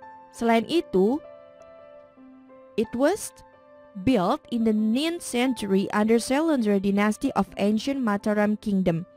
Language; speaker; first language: English; non-native, fluent; Indonesian